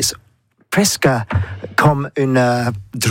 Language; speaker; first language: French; non-native, learner; English